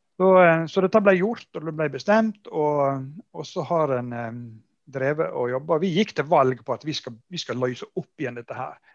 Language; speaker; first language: Norwegian; native; Norwegian